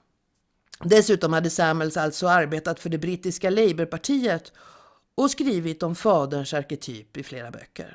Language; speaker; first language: Swedish; native; Swedish